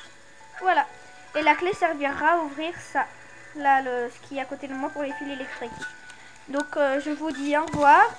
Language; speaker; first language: French; native; French